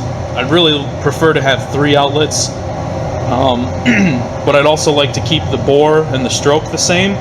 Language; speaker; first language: English; native; English